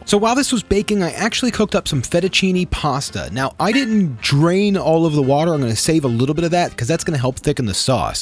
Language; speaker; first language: English; native; English